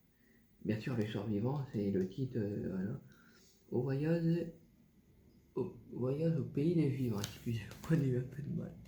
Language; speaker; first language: French; native; French